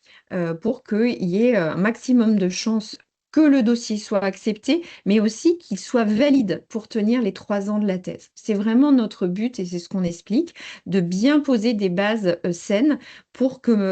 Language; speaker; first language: French; native; French